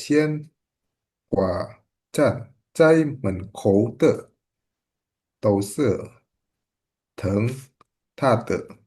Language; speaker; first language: Chinese; non-native, learner; Indonesian